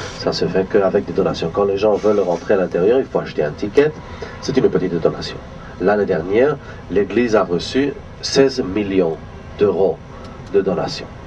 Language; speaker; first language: French; non-native, fluent; Spanish